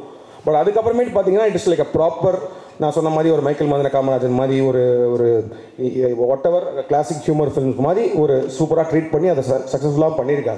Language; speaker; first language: Tamil; native; Tamil